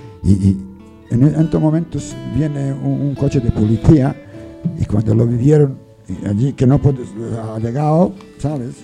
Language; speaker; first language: Spanish; non-native, learner; English